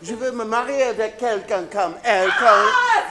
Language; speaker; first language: French; non-native, fluent; English